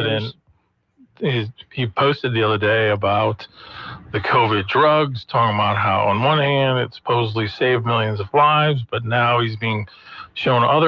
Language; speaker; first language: English; native; English